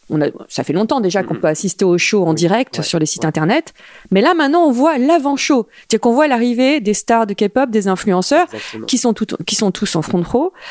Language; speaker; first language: French; native; French